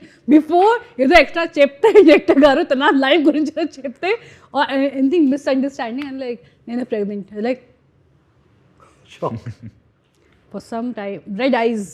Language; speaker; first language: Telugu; non-native, learner; Hindi